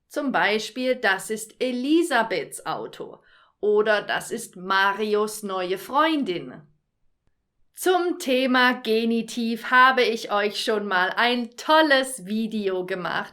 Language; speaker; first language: German; native; German